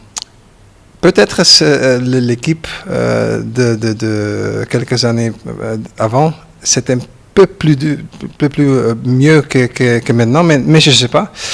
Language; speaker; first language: French; non-native, learner; Dutch